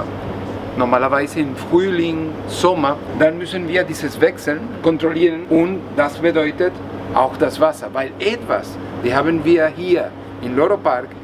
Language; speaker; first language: German; non-native, learner; Spanish